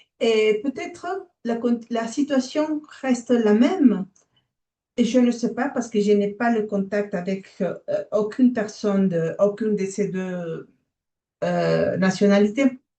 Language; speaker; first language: French; non-native, fluent; Spanish